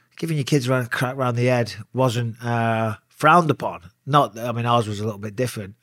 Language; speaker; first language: English; native; English